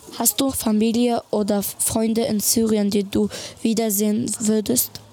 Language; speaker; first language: German; native; German